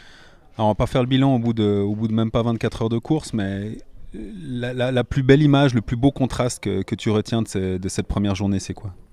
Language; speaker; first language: French; native; French